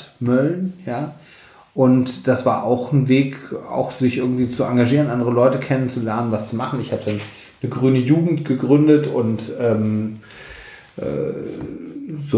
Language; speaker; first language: German; native; German